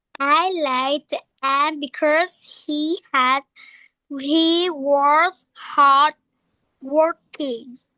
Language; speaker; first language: English; non-native, learner; Vietnamese